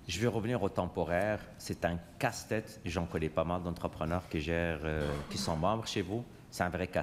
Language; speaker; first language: French; native; French